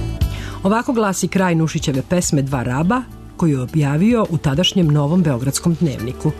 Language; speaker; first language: Serbian; native; Serbian